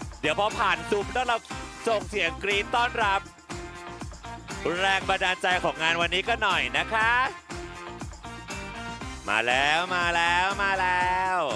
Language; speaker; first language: Thai; native; Thai